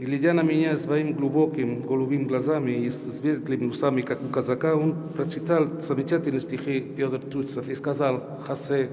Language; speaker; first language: Russian; non-native, fluent; Spanish